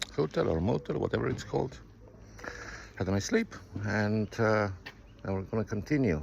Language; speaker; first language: English; non-native, fluent; Estonian